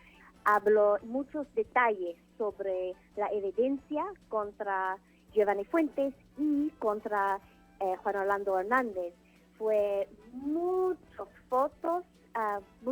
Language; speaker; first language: Spanish; non-native, fluent; English